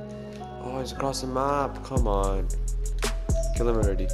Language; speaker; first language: English; native; English